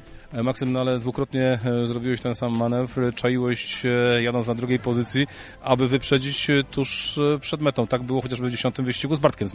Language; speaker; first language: Polish; native; Polish